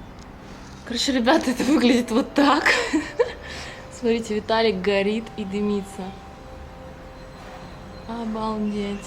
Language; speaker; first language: Russian; native; Russian